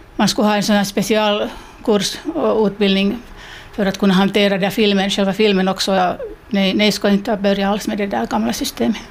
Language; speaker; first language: Swedish; non-native, local second language; Finnish